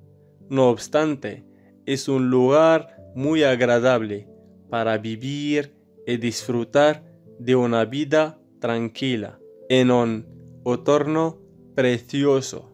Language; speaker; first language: Spanish; non-native, learner; Arabic